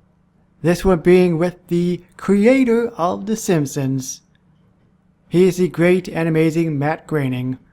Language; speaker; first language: English; native; English